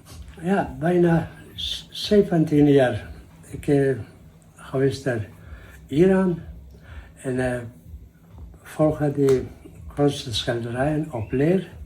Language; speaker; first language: Dutch; non-native, learner; Persian